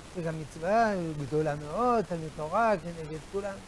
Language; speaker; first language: Hebrew; non-native, fluent; French